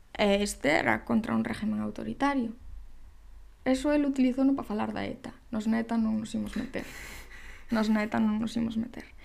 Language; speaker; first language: Galician; non-native, local second language; Spanish